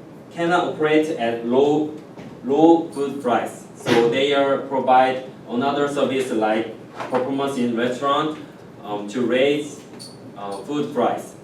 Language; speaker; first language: English; non-native, learner; Korean